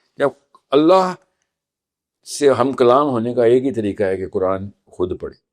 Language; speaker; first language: Urdu; native; Urdu